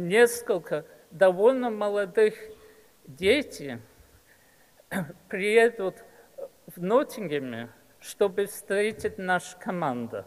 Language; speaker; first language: Russian; early bilingual, heritage; English